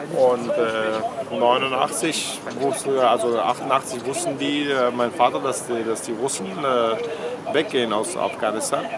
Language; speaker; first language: German; early bilingual, other home language; Persian